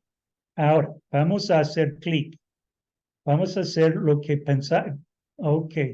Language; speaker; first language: Spanish; non-native, fluent; English